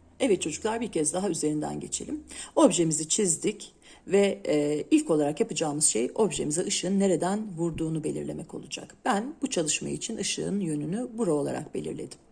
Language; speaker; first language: Turkish; native; Turkish